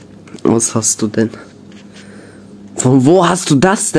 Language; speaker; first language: German; early bilingual, other home language; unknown